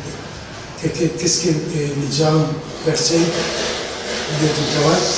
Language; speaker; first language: French; non-native, fluent; Spanish